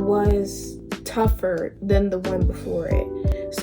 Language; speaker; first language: English; native; English